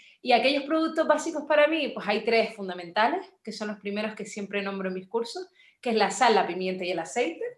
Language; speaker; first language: Spanish; native; Spanish